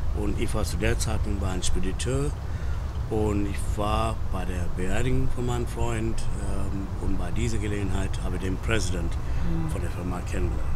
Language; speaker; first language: German; non-native, fluent; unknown